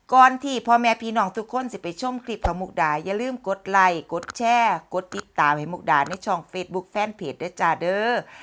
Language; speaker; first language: Thai; native; Thai